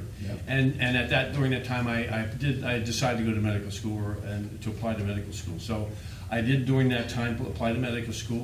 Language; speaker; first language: English; native; English